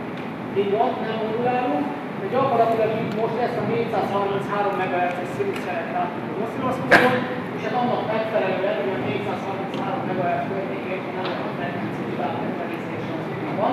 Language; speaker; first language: Hungarian; native; Hungarian